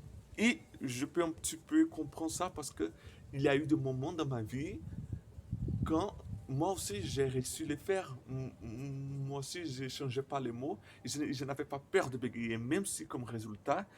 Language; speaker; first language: French; non-native, learner; Portuguese